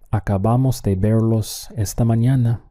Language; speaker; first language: Spanish; non-native, fluent; English